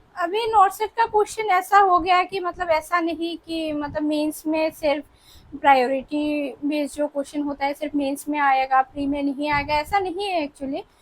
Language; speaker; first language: Hindi; non-native, local second language; Bangla